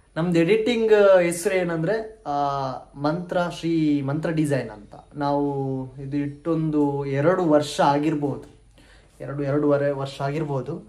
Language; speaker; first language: Kannada; non-native, local second language; Tulu